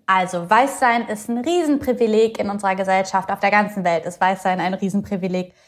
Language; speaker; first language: German; early bilingual, other home language; Bulgarian